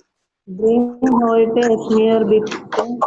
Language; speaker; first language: German; non-native, learner; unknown